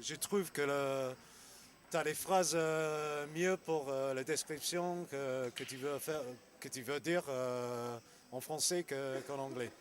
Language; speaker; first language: French; non-native, learner; English